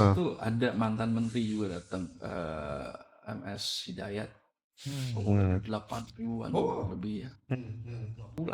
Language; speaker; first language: Indonesian; native; Indonesian